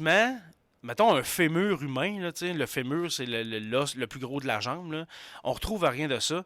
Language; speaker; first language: French; native; French